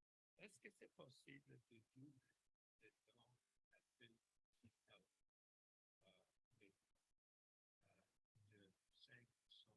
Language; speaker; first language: French; non-native, local second language; English